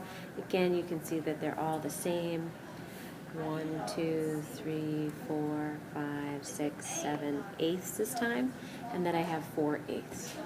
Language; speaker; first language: English; native; English